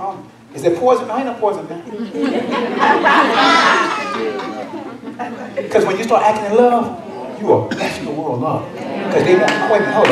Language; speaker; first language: English; native; English